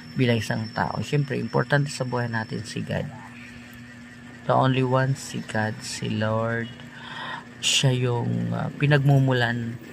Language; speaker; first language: Filipino; non-native, local second language; Masbatenyo